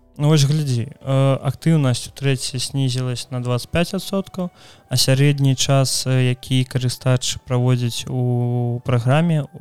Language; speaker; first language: Belarusian; non-native, local second language; Russian